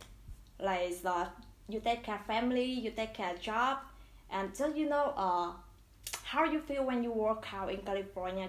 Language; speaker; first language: English; non-native, learner; Vietnamese